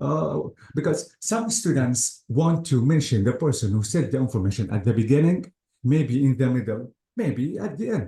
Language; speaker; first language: English; non-native, fluent; Arabic